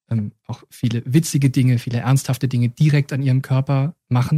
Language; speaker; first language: German; native; German